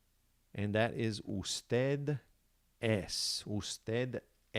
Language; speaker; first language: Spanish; non-native, fluent; English